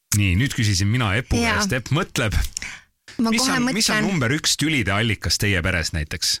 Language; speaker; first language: Estonian; native; Estonian